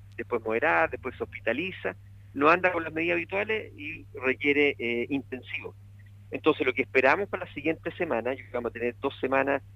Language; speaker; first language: Spanish; native; Spanish